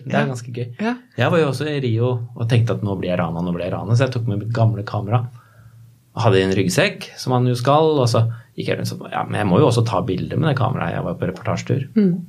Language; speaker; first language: Norwegian; native; Norwegian